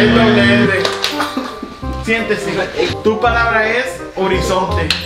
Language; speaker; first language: Spanish; early bilingual, heritage; Spanish